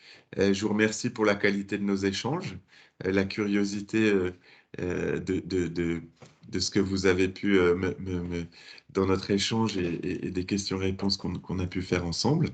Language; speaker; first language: French; native; French